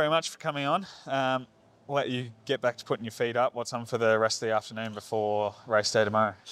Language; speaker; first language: English; native; English